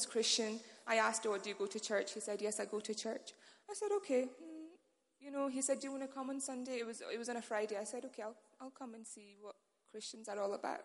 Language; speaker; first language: English; non-native, local second language; Urdu